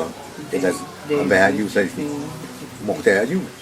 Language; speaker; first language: Spanish; non-native, local second language; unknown